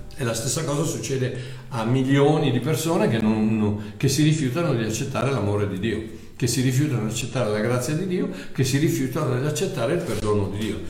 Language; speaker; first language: Italian; non-native, fluent; English